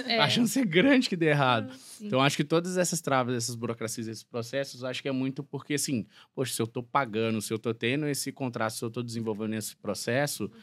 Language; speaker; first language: Portuguese; native; Portuguese